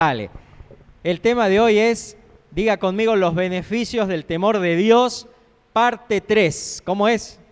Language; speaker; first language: Spanish; native; Spanish